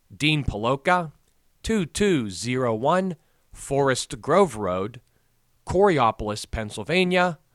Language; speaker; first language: English; native; English